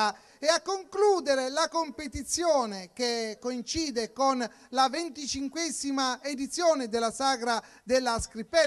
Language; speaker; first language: Italian; native; Italian